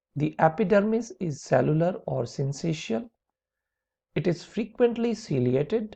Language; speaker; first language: English; non-native, local second language; Hindi